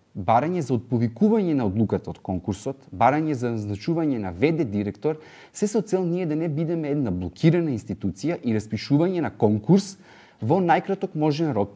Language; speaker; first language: Macedonian; native; Macedonian